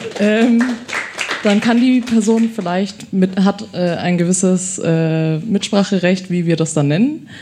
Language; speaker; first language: German; early bilingual, other home language; Chinese